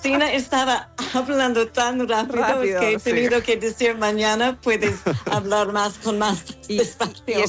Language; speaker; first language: Spanish; non-native, fluent; English